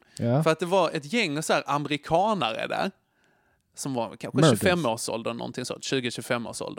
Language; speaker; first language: Swedish; native; Swedish